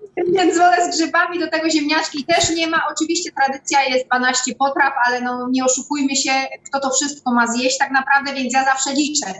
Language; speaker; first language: Polish; native; Polish